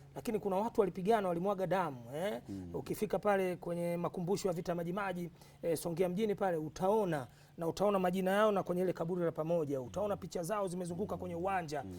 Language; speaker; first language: Swahili; native; Swahili